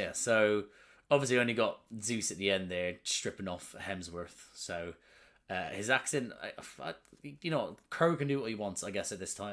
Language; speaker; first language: English; native; English